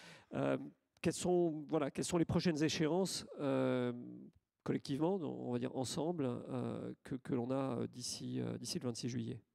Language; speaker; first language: French; native; French